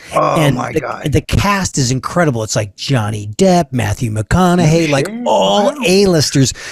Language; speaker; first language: English; native; English